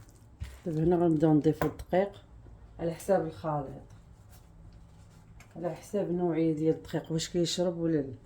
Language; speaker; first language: Arabic; native; Arabic